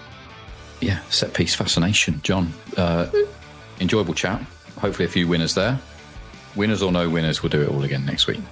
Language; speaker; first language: English; native; English